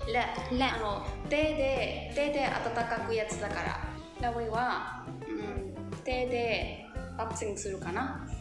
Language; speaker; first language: Japanese; non-native, fluent; Burmese